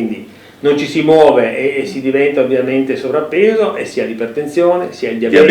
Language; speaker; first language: Italian; native; Italian